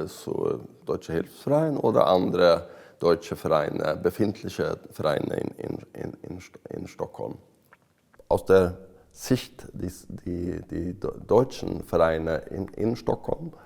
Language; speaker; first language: German; non-native, fluent; Swedish